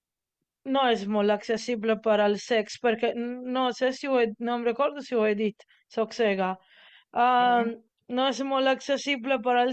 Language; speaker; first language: Catalan; non-native, learner; Italian